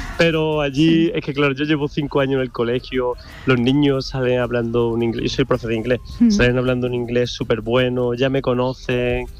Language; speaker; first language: Spanish; native; Spanish